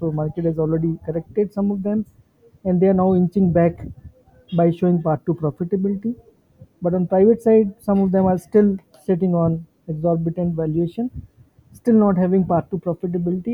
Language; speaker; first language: English; non-native, local second language; Hindi